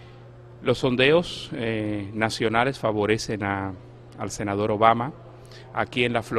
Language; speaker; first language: Spanish; native; Spanish